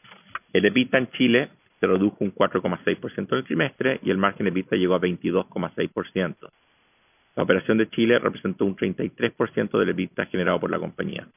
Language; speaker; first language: Spanish; native; Spanish